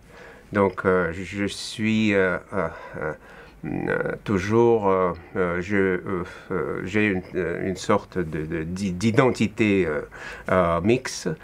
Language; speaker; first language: French; non-native, fluent; Russian